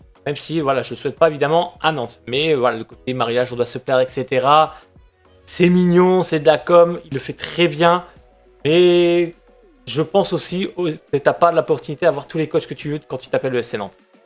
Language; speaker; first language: French; native; French